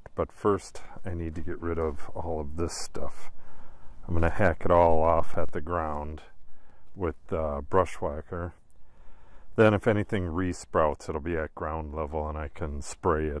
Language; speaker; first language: English; native; English